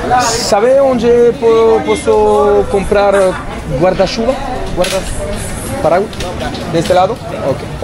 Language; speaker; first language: Portuguese; non-native, learner; French